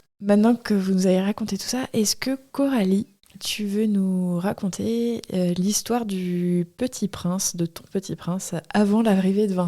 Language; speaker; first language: French; native; French